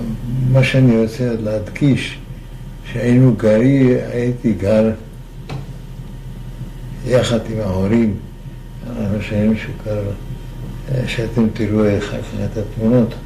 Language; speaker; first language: Hebrew; non-native, fluent; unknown